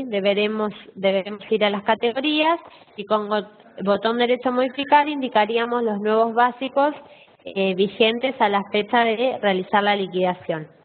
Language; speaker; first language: Spanish; native; Spanish